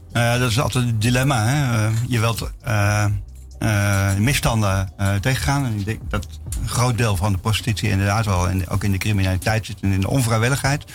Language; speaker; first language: Dutch; native; Dutch